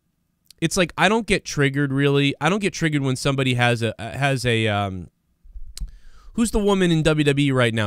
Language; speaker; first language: English; native; English